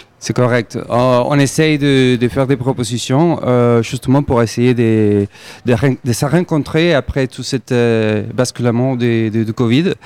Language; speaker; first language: French; non-native, fluent; Spanish